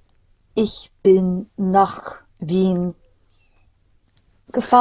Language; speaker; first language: German; non-native, learner; English